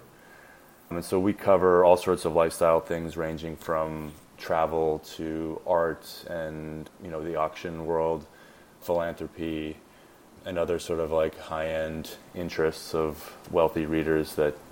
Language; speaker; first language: English; native; English